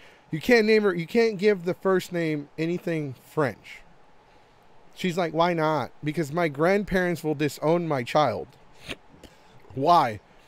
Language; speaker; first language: English; native; English